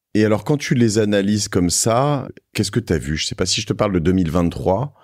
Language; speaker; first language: French; native; French